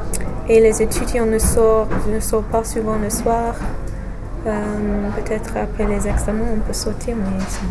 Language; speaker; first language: French; non-native, fluent; English